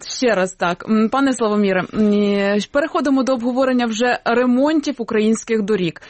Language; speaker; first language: Ukrainian; native; Ukrainian